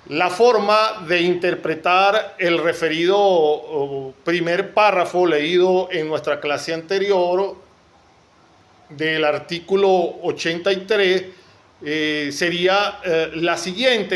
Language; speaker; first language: Spanish; native; Spanish